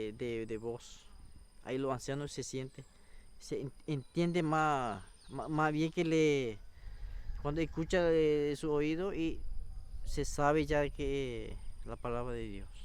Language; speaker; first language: Spanish; non-native, local second language; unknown